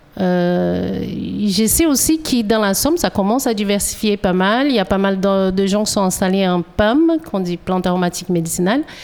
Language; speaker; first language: French; non-native, fluent; Portuguese